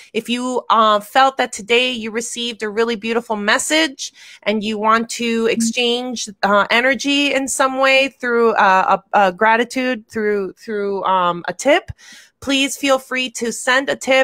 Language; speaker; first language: English; native; English